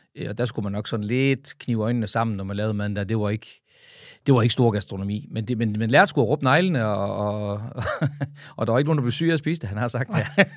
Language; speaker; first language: Danish; native; Danish